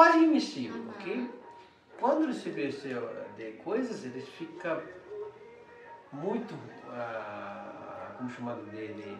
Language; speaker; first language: Portuguese; non-native, learner; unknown